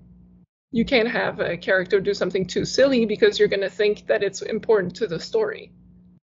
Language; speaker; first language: English; non-native, fluent; French